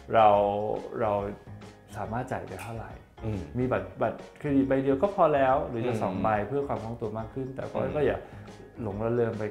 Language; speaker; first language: Thai; native; Thai